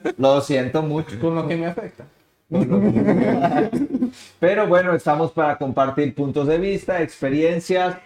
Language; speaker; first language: Spanish; native; Spanish